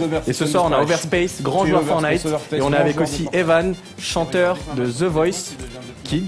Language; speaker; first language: French; native; French